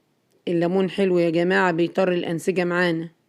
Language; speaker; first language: Arabic; native; Arabic